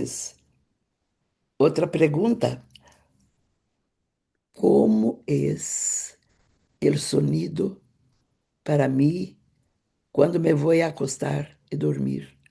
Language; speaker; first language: Spanish; non-native, fluent; Portuguese